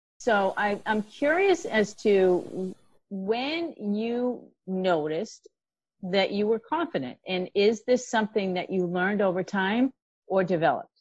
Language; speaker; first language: English; native; English